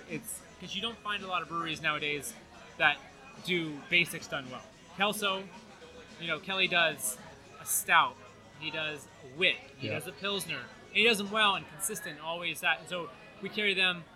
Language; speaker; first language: English; native; English